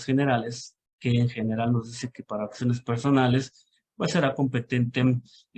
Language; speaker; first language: Spanish; native; Spanish